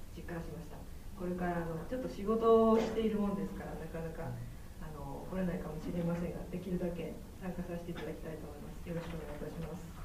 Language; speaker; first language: Japanese; native; Japanese